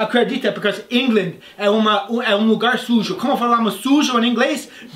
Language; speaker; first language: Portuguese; non-native, fluent; English